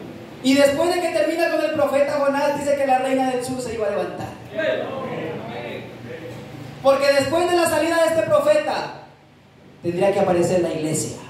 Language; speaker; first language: Spanish; native; Spanish